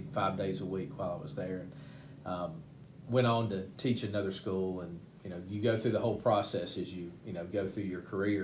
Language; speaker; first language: English; native; English